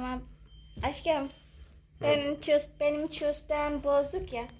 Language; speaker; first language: Turkish; non-native, learner; Indonesian